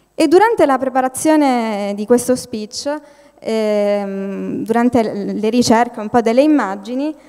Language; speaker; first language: Italian; native; Italian